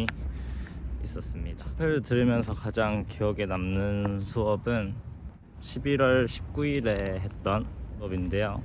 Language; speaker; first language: Korean; native; Korean